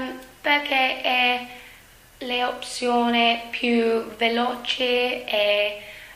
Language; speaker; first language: Italian; non-native, learner; English